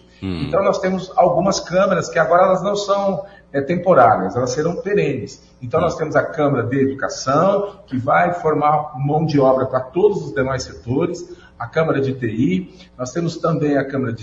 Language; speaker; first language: Portuguese; native; Portuguese